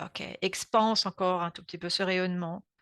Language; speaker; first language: French; native; French